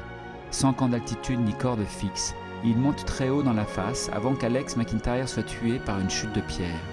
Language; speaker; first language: French; native; French